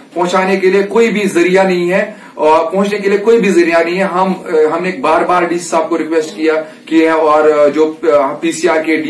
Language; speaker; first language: Hindi; non-native, local second language; Kashmiri